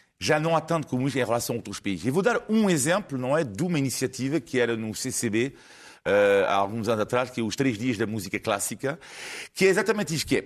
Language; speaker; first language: Portuguese; non-native, fluent; French